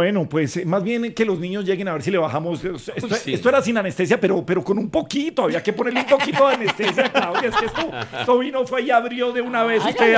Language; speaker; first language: Spanish; native; Spanish